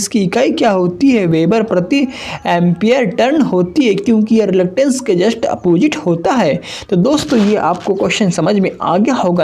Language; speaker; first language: Hindi; native; Hindi